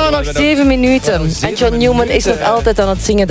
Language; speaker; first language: Dutch; native; Dutch